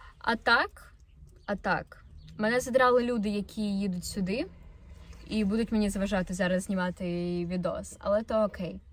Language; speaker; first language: Ukrainian; non-native, local second language; Russian